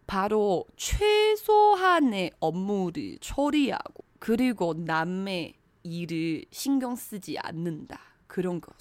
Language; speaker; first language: Korean; non-native, fluent; Chinese